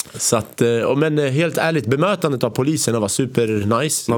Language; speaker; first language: Swedish; early bilingual, other home language; Arabic